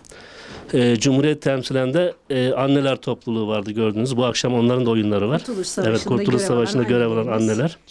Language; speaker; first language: Turkish; native; Turkish